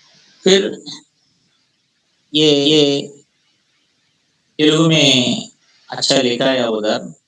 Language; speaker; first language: Hindi; non-native, local second language; Telugu